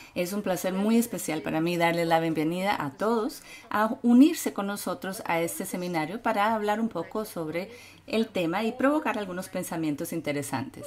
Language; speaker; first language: Spanish; non-native, fluent; English